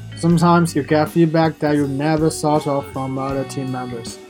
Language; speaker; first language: English; non-native, fluent; Chinese